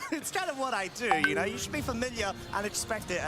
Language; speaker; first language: English; native; English